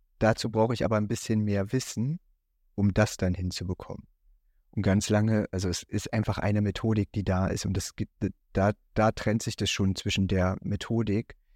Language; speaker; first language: German; native; German